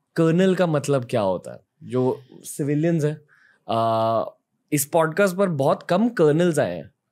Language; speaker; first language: Hindi; native; Hindi